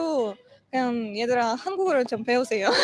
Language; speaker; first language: Korean; non-native, fluent; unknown